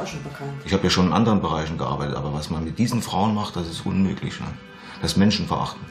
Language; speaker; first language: German; native; German